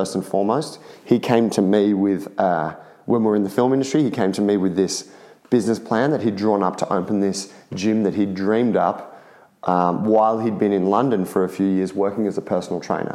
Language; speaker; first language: English; native; English